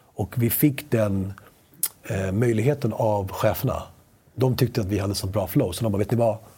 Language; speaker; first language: Swedish; early bilingual, other home language; Spanish